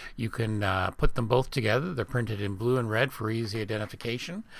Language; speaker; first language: English; native; English